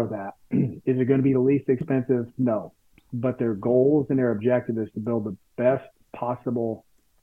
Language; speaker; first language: English; native; English